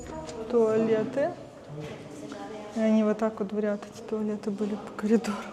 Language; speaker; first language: Russian; native; Russian